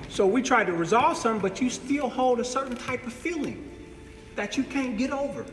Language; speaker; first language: English; native; English